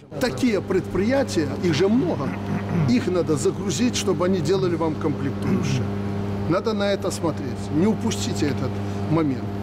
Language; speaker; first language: Russian; non-native, local second language; Belarusian